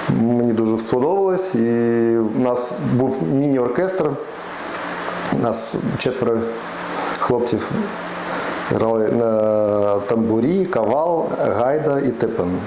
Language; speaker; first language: Ukrainian; non-native, local second language; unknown